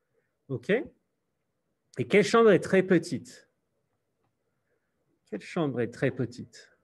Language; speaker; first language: French; non-native, fluent; English